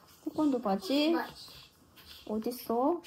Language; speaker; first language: Korean; non-native, local second language; Filipino